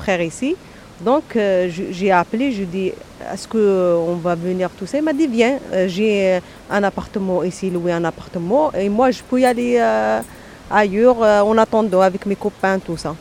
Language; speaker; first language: French; non-native, local second language; Arabic